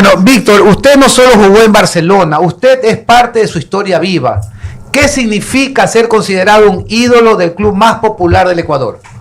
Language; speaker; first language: Spanish; native; Spanish